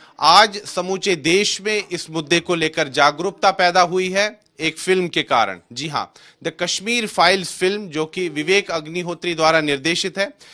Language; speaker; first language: Hindi; native; Hindi